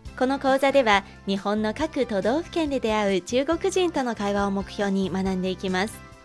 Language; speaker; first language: Japanese; non-native, fluent; Chinese